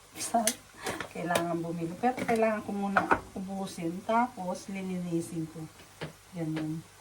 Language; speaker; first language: Filipino; non-native, local second language; Waray